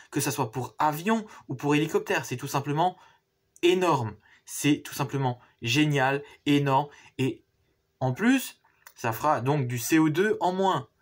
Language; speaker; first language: French; native; French